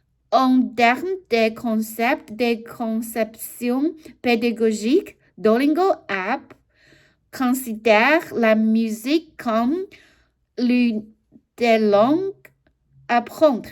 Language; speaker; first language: French; non-native, learner; Chinese